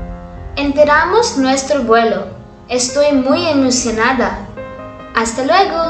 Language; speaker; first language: Spanish; non-native, learner; Hindi